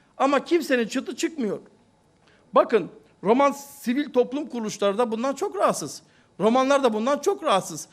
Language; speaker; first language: Turkish; native; Turkish